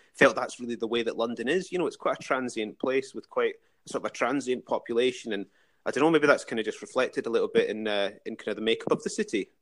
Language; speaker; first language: English; native; English